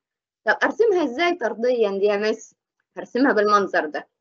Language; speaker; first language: Arabic; native; Arabic